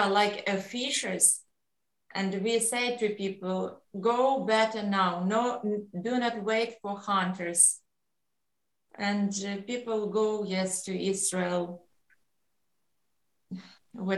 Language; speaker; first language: English; non-native, learner; Ukrainian